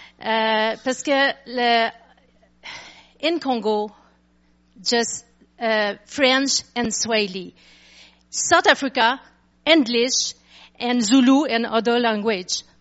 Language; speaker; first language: English; non-native, learner; French